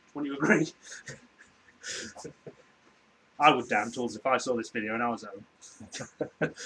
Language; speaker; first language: English; native; English